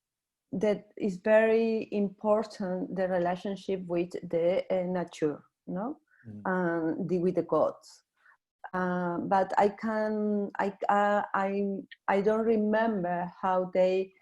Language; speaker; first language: English; non-native, learner; Spanish